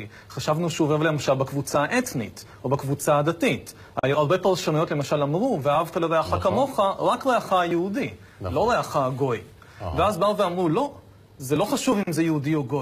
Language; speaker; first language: Hebrew; native; Hebrew